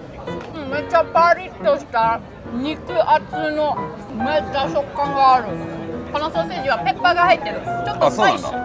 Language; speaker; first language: Japanese; non-native, fluent; German